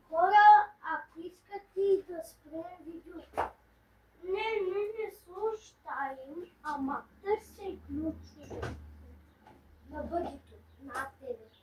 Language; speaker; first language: Bulgarian; non-native, local second language; Turkish